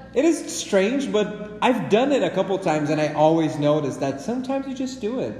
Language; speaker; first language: English; non-native, fluent; Portuguese